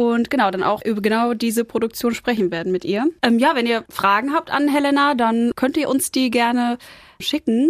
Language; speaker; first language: German; native; German